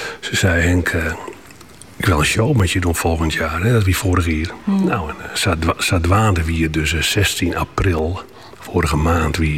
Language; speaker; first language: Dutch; non-native, local second language; Western Frisian